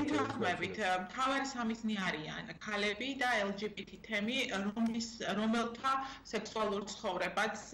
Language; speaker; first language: Georgian; native; Georgian